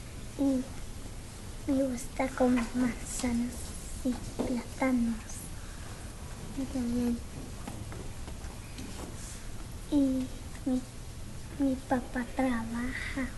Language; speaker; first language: Spanish; early bilingual, other home language; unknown